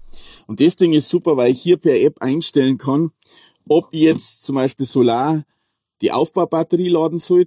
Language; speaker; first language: German; native; German